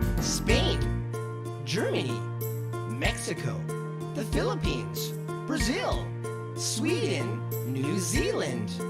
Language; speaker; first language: English; non-native, learner; Korean